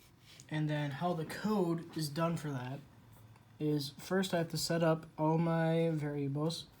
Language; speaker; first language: English; native; English